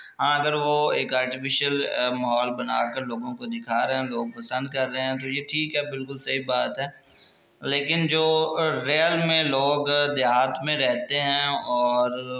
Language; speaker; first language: Urdu; non-native, local second language; Punjabi